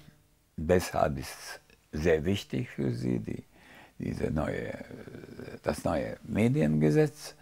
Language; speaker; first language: German; non-native, fluent; Hungarian